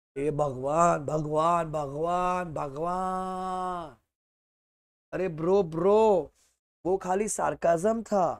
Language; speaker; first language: Hindi; native; Hindi